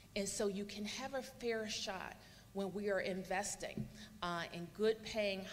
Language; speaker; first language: English; native; English